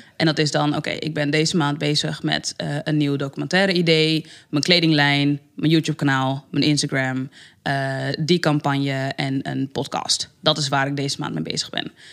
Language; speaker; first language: Dutch; native; Dutch